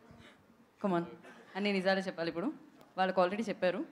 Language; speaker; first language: Telugu; native; Telugu